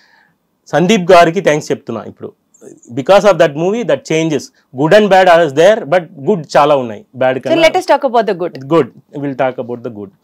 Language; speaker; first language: Telugu; non-native, fluent; Tamil